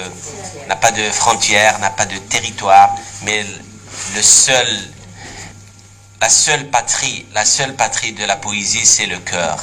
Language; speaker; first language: French; non-native, local second language; Arabic